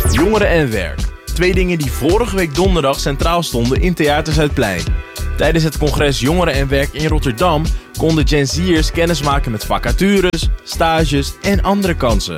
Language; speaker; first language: Dutch; native; Dutch